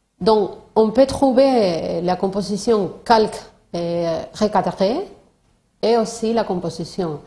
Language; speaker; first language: French; non-native, learner; Spanish